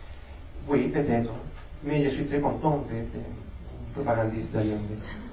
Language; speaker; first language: French; non-native, fluent; Spanish